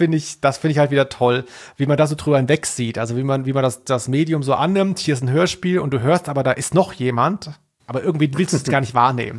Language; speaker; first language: German; native; German